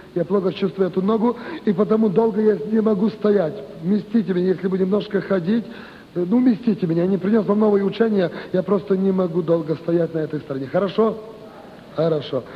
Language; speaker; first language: Russian; non-native, local second language; Ukrainian